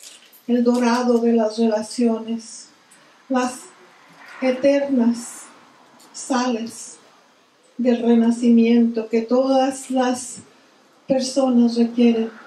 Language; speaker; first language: Spanish; early bilingual, heritage; Spanish